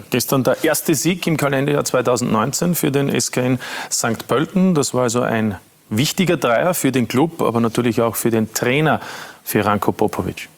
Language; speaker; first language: German; native; German